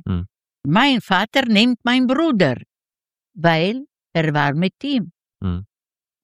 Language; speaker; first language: German; non-native, learner; Yiddish